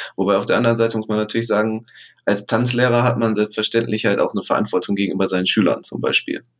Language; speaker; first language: German; native; German